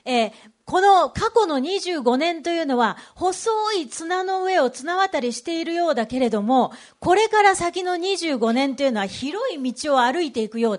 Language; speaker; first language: Japanese; native; Japanese